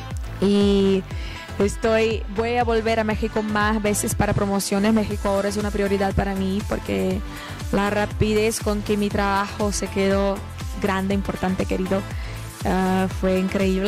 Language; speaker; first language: Spanish; non-native, fluent; Portuguese